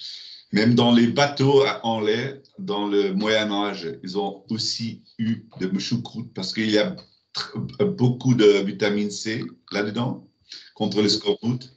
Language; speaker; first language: French; non-native, learner; German